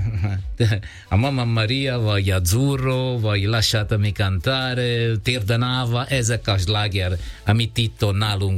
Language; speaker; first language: Hungarian; non-native, learner; Italian